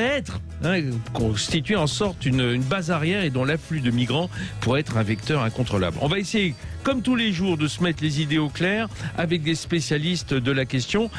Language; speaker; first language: French; native; French